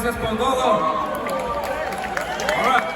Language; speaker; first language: Spanish; non-native, learner; English